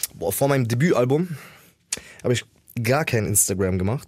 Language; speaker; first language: German; native; German